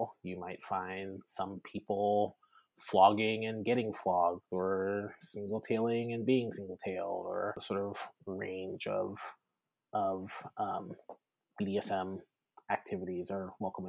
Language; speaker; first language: English; native; English